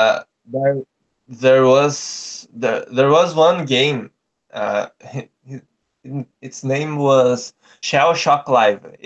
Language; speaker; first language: English; non-native, learner; Portuguese